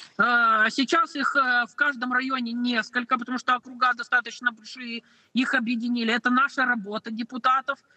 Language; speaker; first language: Russian; native; Russian